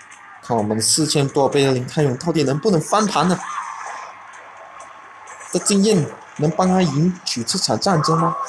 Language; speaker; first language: Chinese; native; Chinese